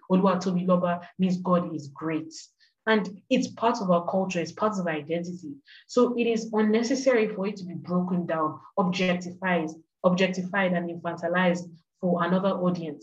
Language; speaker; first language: English; non-native, local second language; Yoruba